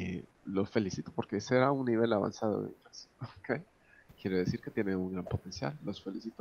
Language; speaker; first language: Spanish; native; Spanish